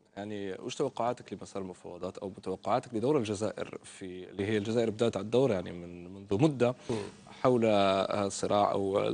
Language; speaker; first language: Arabic; native; Arabic